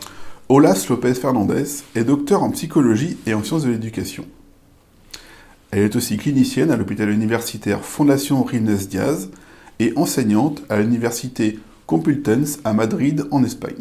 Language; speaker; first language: French; native; French